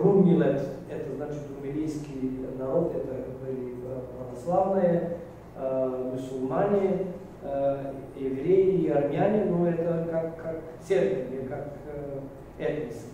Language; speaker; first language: Russian; non-native, fluent; Bulgarian